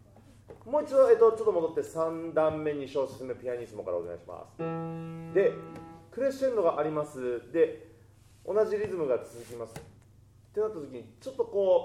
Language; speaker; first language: Japanese; native; Japanese